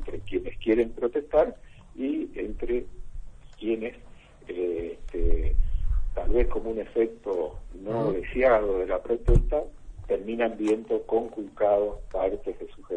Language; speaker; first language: Spanish; native; Spanish